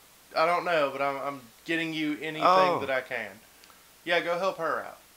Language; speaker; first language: English; native; English